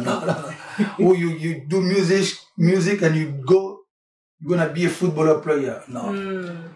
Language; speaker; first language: English; non-native, learner; French